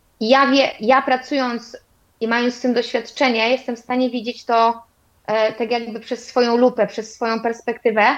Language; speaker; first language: Polish; native; Polish